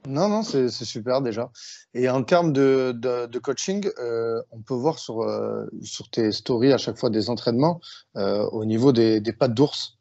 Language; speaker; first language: French; native; French